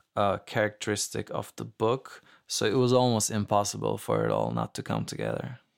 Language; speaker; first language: English; non-native, fluent; Turkish